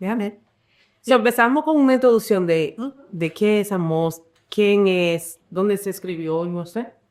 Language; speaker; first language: Spanish; early bilingual, heritage; Spanish